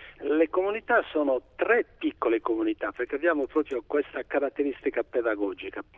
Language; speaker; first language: Italian; native; Italian